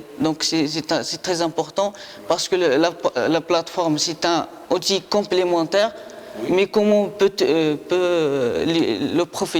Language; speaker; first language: French; non-native, local second language; Arabic